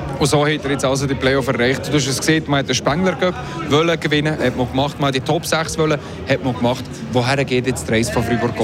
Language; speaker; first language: German; native; German